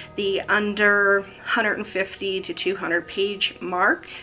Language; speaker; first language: English; native; English